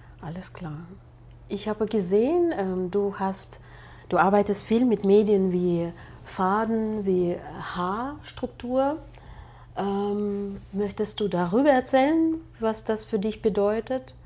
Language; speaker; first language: German; non-native, fluent; Russian